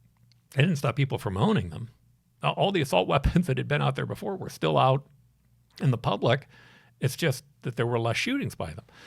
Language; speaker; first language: English; native; English